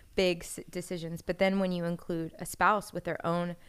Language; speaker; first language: English; native; English